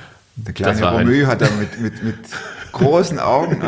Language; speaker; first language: German; native; German